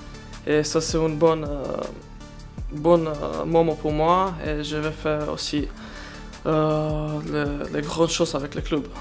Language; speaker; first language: French; non-native, learner; Croatian